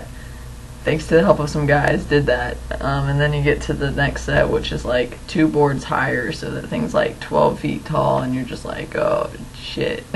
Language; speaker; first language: English; native; English